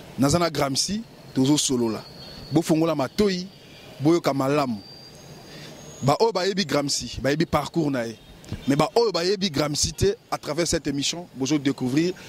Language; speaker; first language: Lingala; native; Lingala